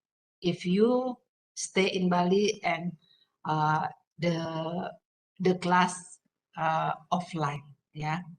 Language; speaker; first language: English; non-native, fluent; Indonesian